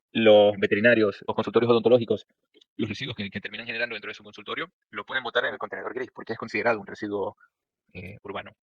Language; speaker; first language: Spanish; native; Spanish